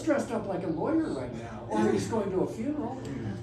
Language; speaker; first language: English; native; English